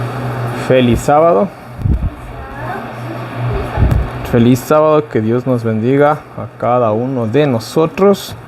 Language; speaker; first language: Spanish; native; Spanish